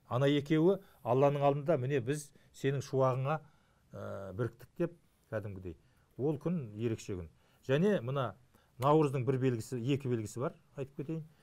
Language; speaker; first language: Kazakh; native; Kazakh